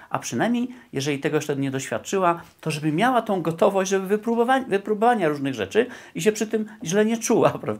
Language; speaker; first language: Polish; native; Polish